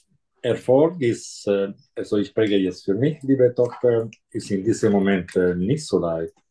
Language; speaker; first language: German; non-native, fluent; Italian